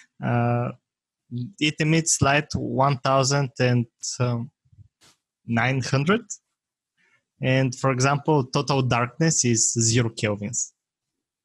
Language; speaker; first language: English; non-native, fluent; Bulgarian